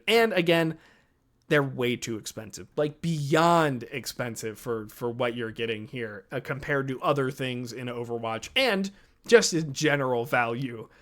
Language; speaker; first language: English; native; English